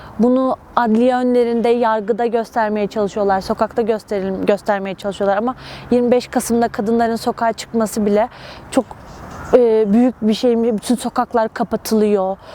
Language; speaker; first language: Turkish; native; Turkish